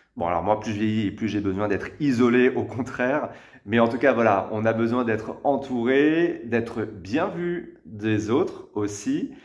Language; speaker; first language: French; native; French